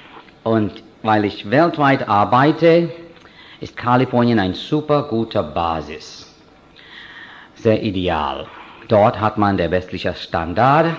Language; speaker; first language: German; non-native, fluent; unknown